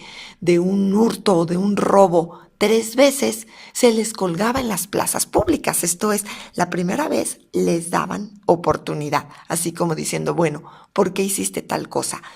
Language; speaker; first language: Spanish; native; Spanish